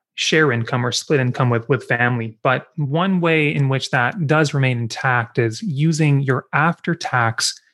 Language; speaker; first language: English; native; English